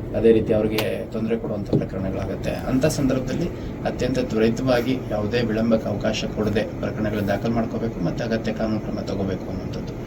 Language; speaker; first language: Kannada; native; Kannada